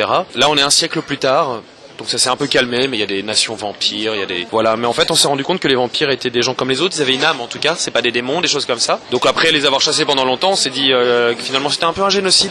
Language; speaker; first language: French; native; French